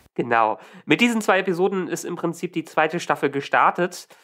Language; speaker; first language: German; native; German